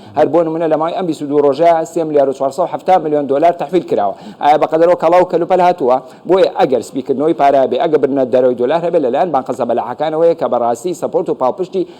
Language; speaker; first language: Central Kurdish; native; Central Kurdish